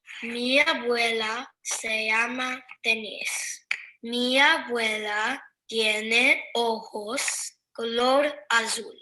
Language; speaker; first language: Spanish; non-native, learner; English